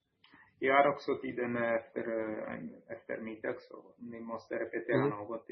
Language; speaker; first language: Swedish; non-native, learner; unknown